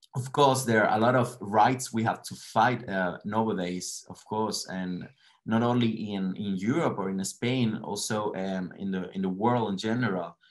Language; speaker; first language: English; non-native, learner; Spanish